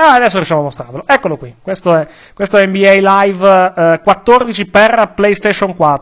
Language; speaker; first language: Italian; native; Italian